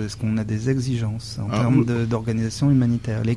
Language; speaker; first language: French; native; French